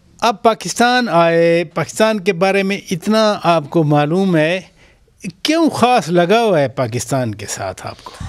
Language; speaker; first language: Urdu; non-native, local second language; Saraiki